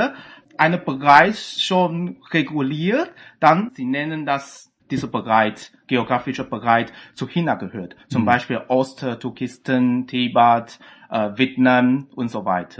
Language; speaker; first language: German; non-native, fluent; Chinese